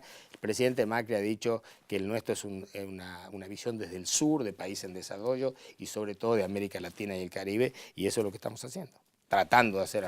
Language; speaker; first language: Spanish; native; Spanish